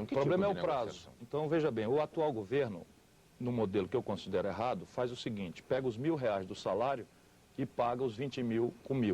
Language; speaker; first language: Portuguese; native; Portuguese